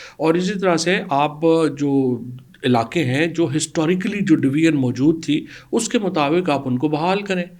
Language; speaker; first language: Urdu; non-native, local second language; Punjabi